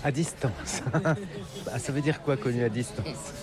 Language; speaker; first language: French; native; French